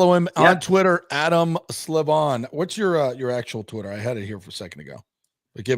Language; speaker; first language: English; native; English